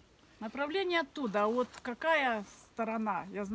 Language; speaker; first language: Russian; native; Russian